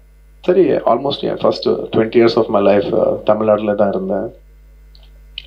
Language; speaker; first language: Tamil; non-native, local second language; Telugu